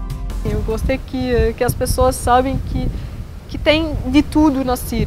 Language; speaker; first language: Portuguese; non-native, learner; Arabic